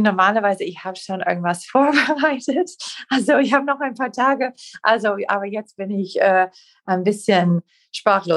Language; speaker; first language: German; non-native, fluent; English